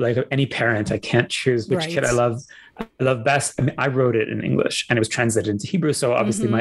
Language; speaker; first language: English; native; English